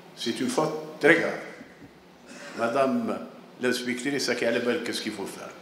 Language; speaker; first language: French; non-native, local second language; Arabic